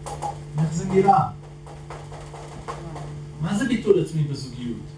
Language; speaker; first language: Hebrew; native; Hebrew